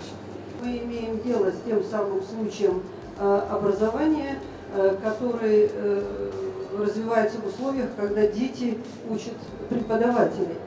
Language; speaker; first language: Russian; native; Russian